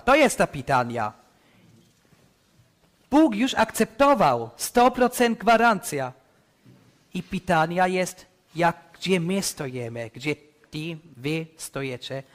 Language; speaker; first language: Polish; non-native, learner; English